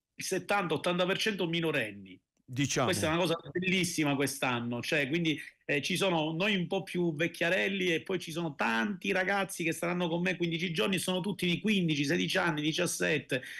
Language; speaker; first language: Italian; native; Italian